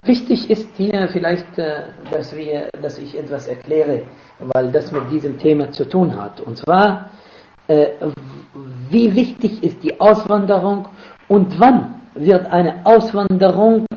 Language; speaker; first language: German; non-native, fluent; Arabic